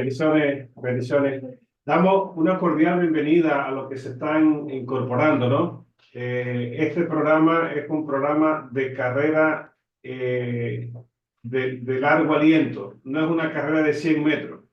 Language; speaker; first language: Spanish; native; Spanish